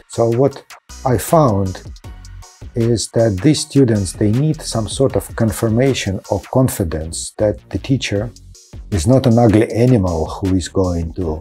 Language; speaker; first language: English; non-native, fluent; Russian